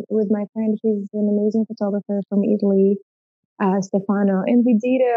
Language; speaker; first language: English; non-native, fluent; Russian